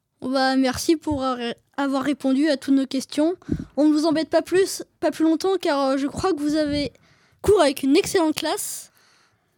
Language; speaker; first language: French; native; French